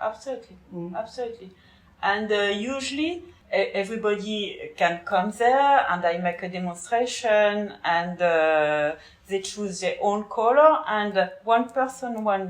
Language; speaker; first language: English; non-native, learner; French